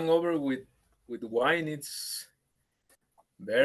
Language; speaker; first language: English; non-native, learner; Spanish